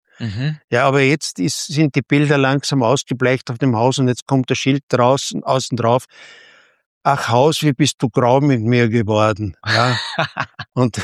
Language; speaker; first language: German; native; German